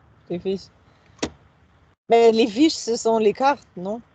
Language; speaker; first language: French; non-native, fluent; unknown